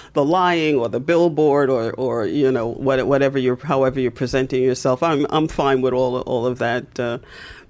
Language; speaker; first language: English; native; English